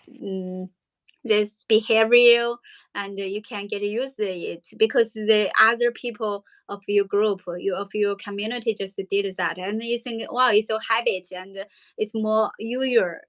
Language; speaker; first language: English; non-native, learner; Chinese